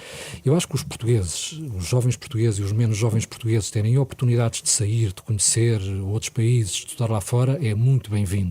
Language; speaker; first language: Portuguese; native; Portuguese